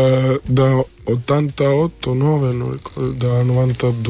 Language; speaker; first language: Italian; non-native, learner; Serbian